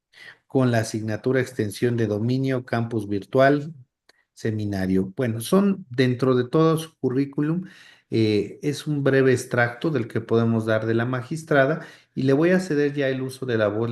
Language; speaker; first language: Spanish; native; Spanish